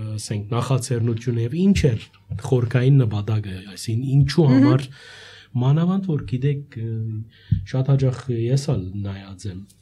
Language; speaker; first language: Armenian; early bilingual, heritage; Armenian